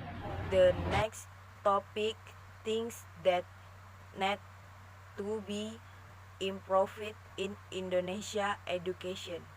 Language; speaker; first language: English; non-native, learner; Indonesian